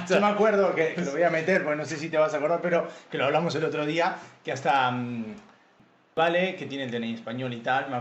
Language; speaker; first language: Spanish; native; Spanish